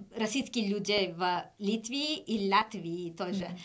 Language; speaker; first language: Russian; non-native, learner; English